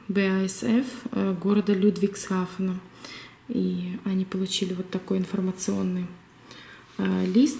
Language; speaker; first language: Russian; native; Russian